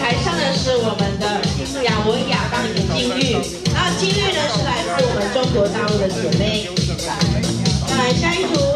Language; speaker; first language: Chinese; native; Chinese